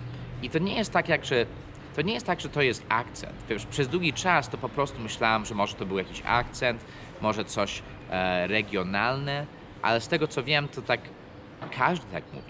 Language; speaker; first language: Polish; non-native, fluent; English